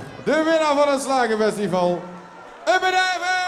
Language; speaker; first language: Dutch; native; Dutch